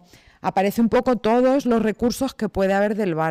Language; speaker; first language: Spanish; native; Spanish